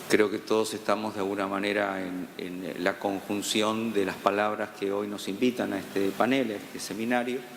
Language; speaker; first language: Spanish; native; Spanish